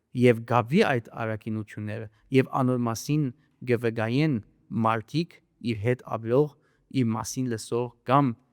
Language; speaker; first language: Armenian; early bilingual, heritage; Armenian